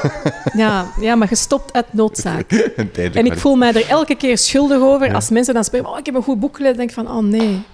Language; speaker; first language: Dutch; early bilingual, other home language; Hindi